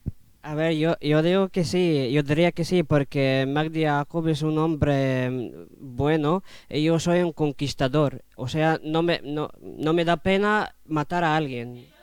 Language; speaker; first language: Spanish; non-native, fluent; Arabic